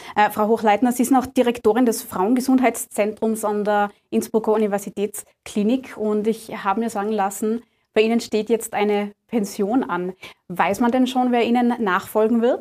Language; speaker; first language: German; native; German